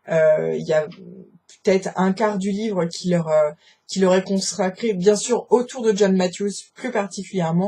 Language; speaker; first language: French; native; French